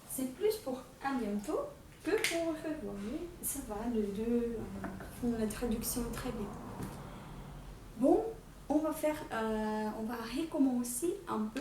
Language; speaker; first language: French; non-native, fluent; Portuguese